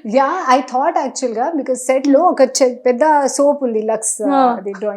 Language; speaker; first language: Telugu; non-native, learner; Hindi